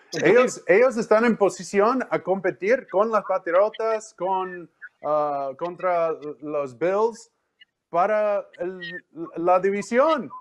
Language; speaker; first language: Spanish; non-native, learner; English